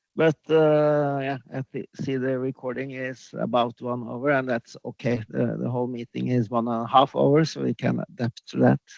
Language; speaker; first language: English; non-native, fluent; Norwegian